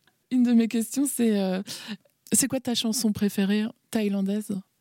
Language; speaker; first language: French; native; French